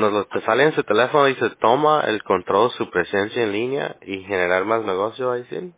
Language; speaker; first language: Spanish; early bilingual, heritage; Spanish